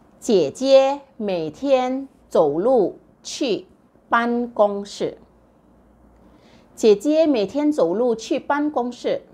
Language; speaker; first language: Chinese; non-native, local second language; Malay